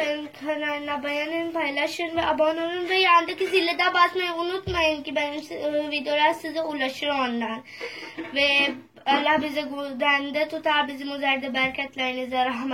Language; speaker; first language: Turkish; non-native, learner; Urdu